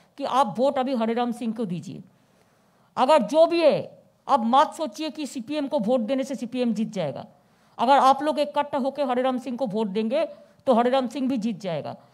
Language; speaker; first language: Hindi; non-native, local second language; Bangla